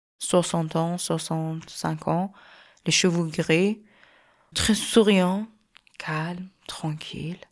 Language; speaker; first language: French; non-native, learner; Persian